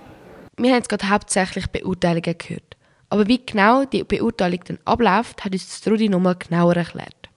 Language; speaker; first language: German; native; German